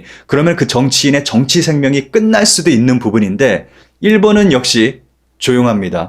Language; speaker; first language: Korean; native; Korean